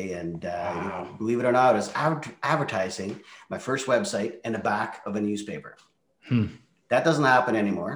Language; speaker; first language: English; non-native, fluent; Norwegian